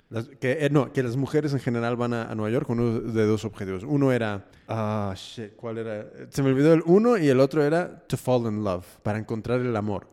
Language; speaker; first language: Spanish; early bilingual, heritage; Spanish